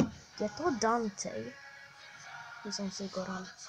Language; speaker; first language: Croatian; early bilingual, heritage; Croatian